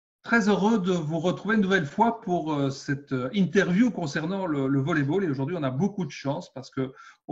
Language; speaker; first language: French; native; French